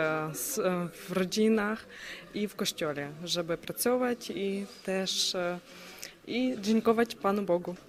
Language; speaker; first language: Polish; non-native, learner; Ukrainian